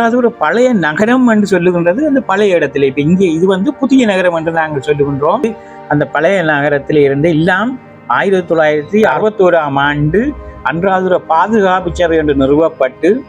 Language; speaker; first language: Tamil; native; Tamil